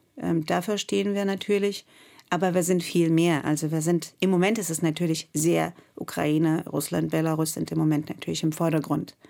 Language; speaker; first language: German; non-native, fluent; Russian